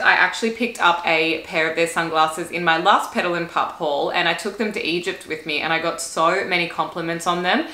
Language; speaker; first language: English; native; English